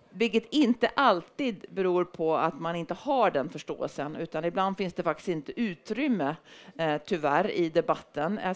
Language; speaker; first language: Swedish; native; Swedish